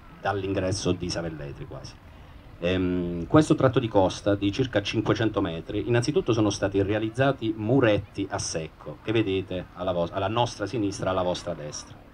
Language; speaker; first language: Italian; native; Italian